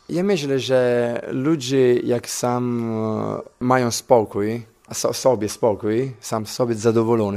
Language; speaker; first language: Polish; non-native, learner; Italian